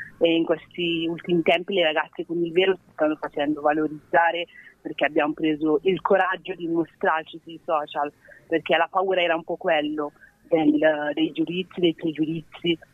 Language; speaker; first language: Italian; early bilingual, other home language; Wolof